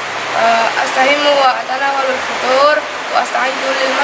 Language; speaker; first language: Arabic; non-native, learner; Indonesian